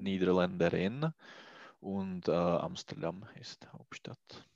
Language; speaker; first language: German; non-native, learner; Czech